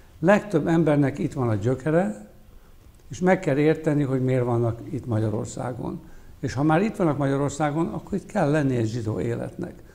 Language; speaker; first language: Hungarian; early bilingual, heritage; Hungarian